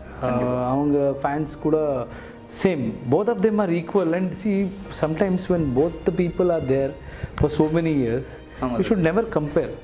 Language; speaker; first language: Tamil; non-native, learner; Kannada